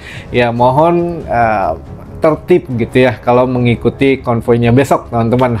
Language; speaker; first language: Indonesian; native; Indonesian